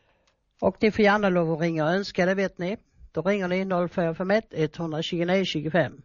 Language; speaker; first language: Swedish; native; Swedish